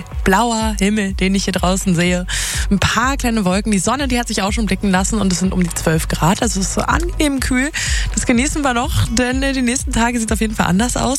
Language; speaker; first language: German; native; German